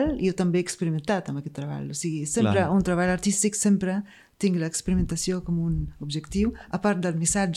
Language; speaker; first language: Catalan; non-native, fluent; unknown